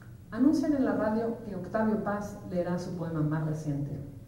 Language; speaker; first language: Spanish; native; Spanish